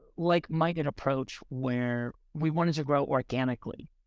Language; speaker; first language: English; native; English